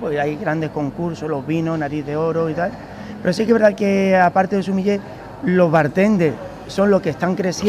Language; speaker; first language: Spanish; native; Spanish